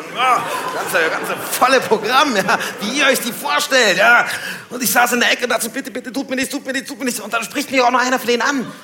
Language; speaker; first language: German; early bilingual, other home language; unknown